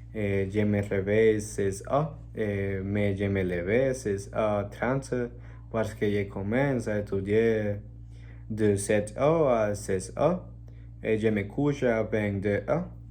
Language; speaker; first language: French; non-native, learner; Spanish